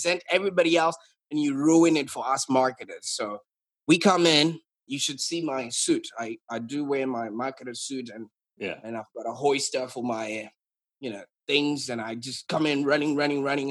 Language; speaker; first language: English; non-native, local second language; Shona